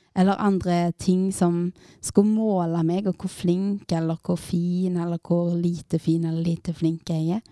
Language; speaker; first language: Norwegian; native; Norwegian